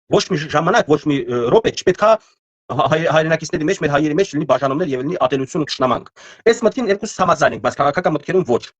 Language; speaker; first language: Armenian; native; Armenian